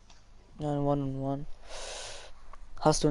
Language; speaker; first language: German; non-native, local second language; Luxembourgish